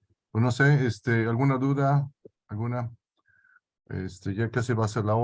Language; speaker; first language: Spanish; native; Spanish